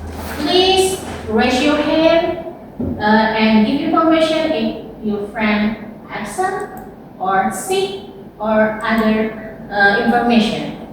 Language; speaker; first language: English; non-native, learner; Indonesian